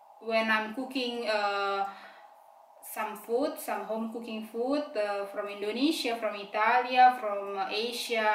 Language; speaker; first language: English; non-native, fluent; Indonesian